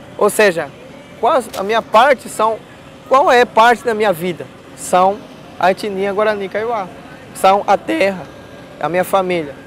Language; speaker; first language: Portuguese; non-native, local second language; Guarani